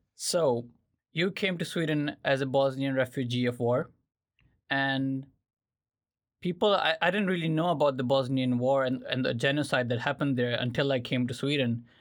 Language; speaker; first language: English; non-native, fluent; Urdu